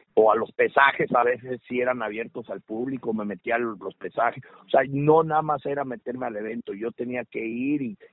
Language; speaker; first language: Spanish; early bilingual, heritage; Spanish